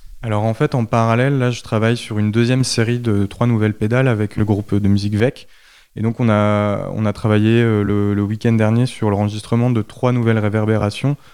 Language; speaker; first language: French; native; French